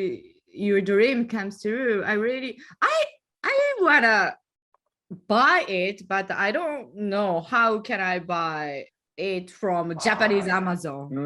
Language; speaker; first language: English; non-native, learner; Japanese